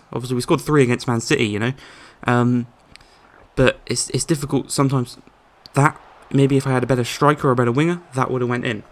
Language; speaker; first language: English; native; English